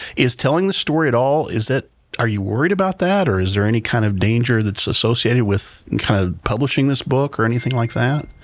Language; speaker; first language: English; native; English